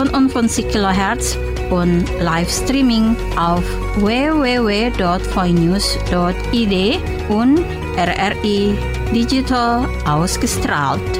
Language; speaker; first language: German; non-native, fluent; Indonesian